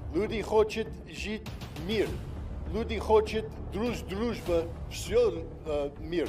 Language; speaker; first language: Russian; non-native, learner; English